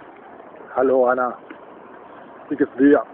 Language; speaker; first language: German; non-native, learner; Spanish